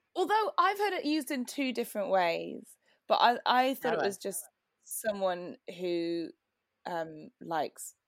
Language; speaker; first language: English; native; English